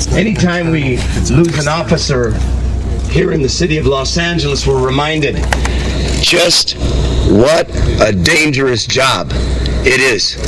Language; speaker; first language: English; native; English